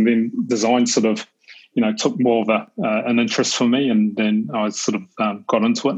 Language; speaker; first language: English; native; English